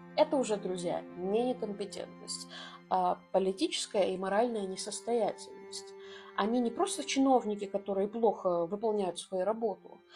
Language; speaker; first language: Russian; non-native, local second language; Abkhazian